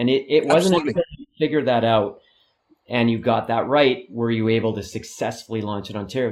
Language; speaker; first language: English; native; English